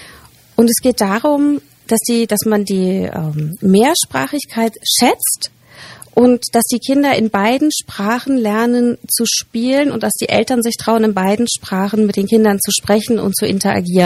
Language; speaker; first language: German; native; German